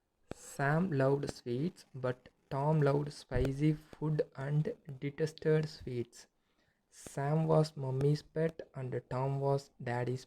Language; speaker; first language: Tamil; native; Tamil